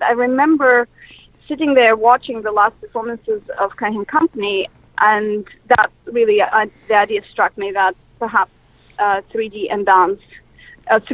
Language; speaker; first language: English; non-native, fluent; Russian